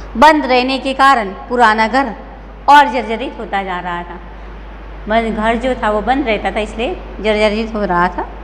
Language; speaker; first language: Hindi; non-native, local second language; Gujarati